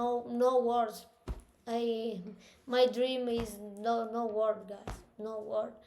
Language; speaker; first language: English; non-native, learner; Italian